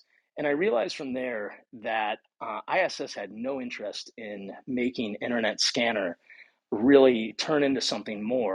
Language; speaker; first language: English; native; English